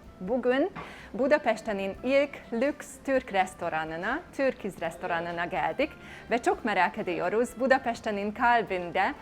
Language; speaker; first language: Turkish; non-native, fluent; Hungarian